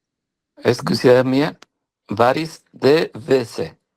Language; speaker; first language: Dutch; non-native, learner; Spanish